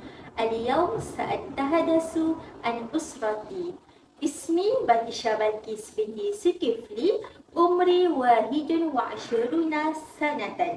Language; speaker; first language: Arabic; non-native, learner; Malay